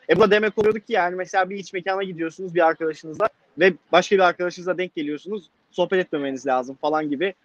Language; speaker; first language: Turkish; native; Turkish